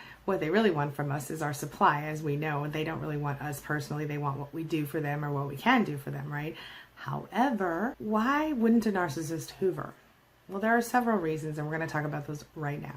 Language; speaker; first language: English; native; English